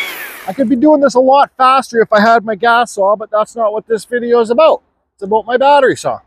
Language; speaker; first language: English; native; English